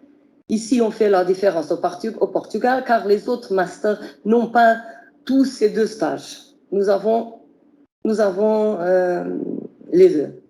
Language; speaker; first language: French; non-native, fluent; Portuguese